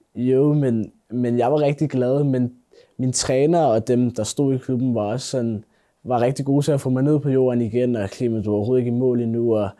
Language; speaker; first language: Danish; native; Danish